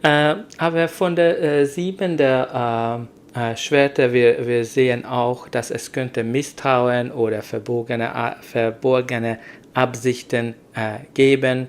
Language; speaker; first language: German; non-native, learner; Hungarian